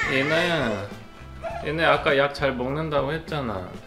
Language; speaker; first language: Korean; native; Korean